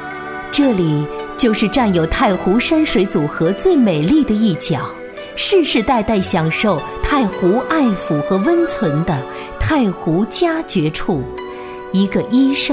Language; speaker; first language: Chinese; native; Chinese